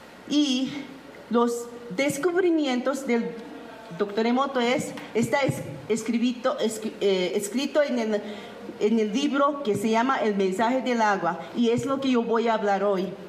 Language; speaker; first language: Spanish; non-native, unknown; Japanese